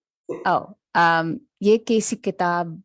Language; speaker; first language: Hindi; non-native, learner; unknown